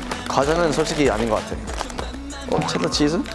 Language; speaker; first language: Korean; non-native, fluent; English